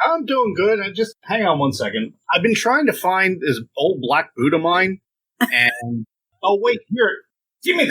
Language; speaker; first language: English; native; English